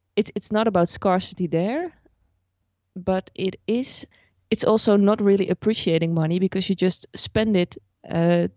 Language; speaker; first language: English; non-native, fluent; Dutch